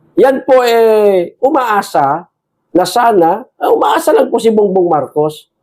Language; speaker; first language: Filipino; non-native, local second language; Cebuano